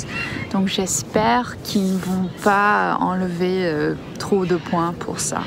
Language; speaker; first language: French; non-native, fluent; English